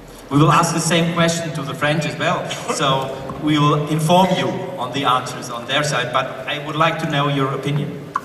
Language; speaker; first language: English; non-native, fluent; German